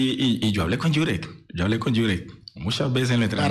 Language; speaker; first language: Spanish; native; Spanish